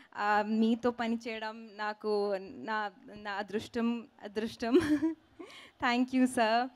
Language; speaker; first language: Telugu; non-native, local second language; Hindi